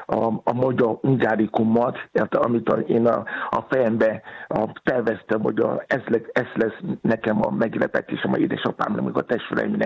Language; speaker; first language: Hungarian; non-native, learner; Yoruba